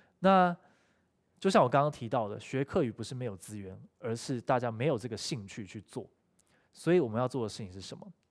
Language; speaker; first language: Chinese; native; Chinese